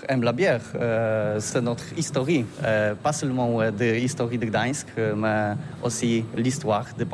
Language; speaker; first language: French; non-native, learner; Polish